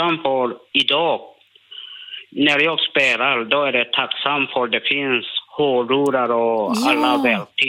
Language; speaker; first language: Swedish; non-native, learner; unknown